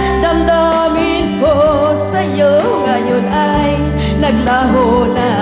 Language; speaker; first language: Filipino; non-native, local second language; Cebuano